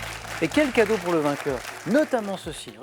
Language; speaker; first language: French; native; French